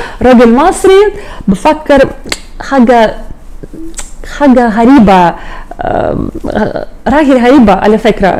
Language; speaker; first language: Arabic; non-native, learner; Russian